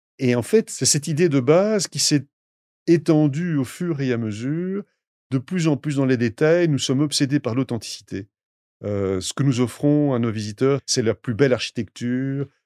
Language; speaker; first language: French; native; French